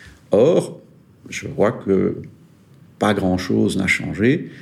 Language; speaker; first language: French; native; French